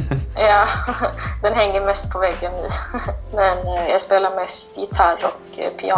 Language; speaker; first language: Swedish; native; Swedish